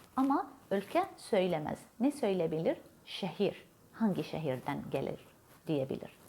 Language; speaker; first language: Turkish; non-native, learner; Arabic